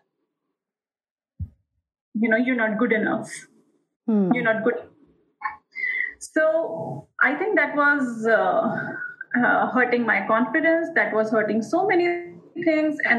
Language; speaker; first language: English; non-native, local second language; Hindi